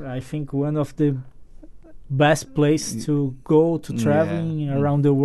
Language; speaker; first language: English; non-native, fluent; Portuguese